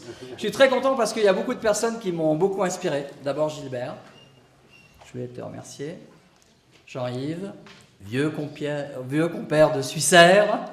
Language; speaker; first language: French; native; French